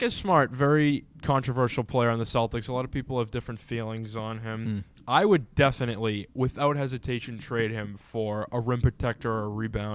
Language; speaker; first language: English; native; English